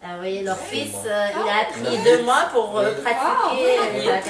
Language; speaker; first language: French; non-native, local second language; Arabic